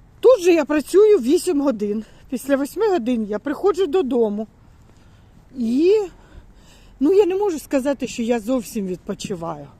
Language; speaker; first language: Ukrainian; native; Ukrainian